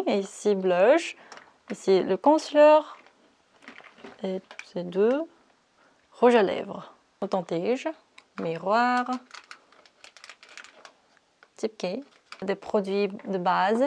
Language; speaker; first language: French; non-native, fluent; Korean